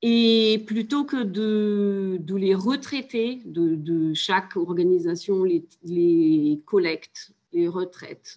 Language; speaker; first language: French; native; French